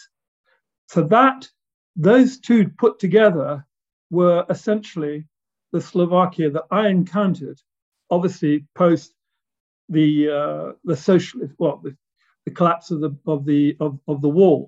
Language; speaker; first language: English; native; English